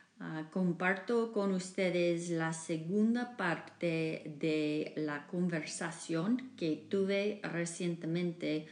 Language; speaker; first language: Spanish; non-native, learner; English